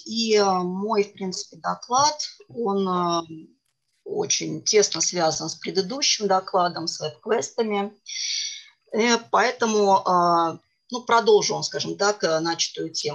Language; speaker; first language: Russian; native; Russian